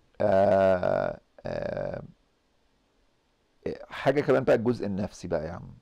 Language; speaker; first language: Arabic; native; Arabic